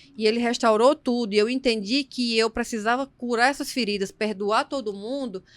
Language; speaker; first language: Portuguese; native; Portuguese